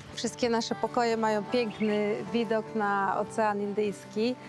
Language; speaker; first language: Polish; native; Polish